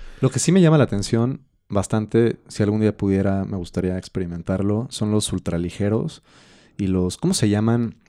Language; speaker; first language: Spanish; native; Spanish